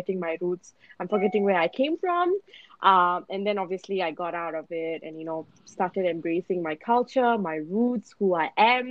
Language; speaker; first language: English; native; English